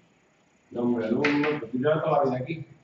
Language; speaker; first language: Spanish; native; Spanish